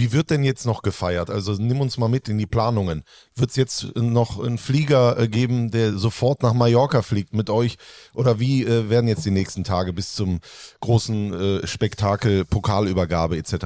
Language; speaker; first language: German; native; German